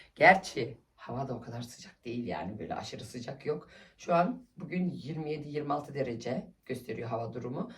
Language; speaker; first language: Turkish; early bilingual, heritage; Turkish